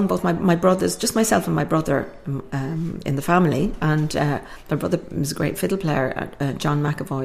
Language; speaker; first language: English; native; English